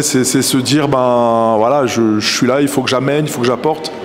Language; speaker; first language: French; native; French